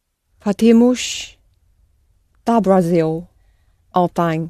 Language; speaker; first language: Portuguese; non-native, learner; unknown